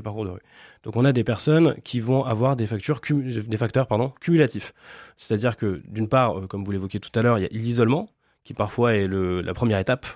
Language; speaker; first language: French; native; French